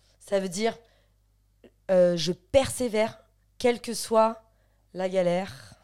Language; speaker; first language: French; native; French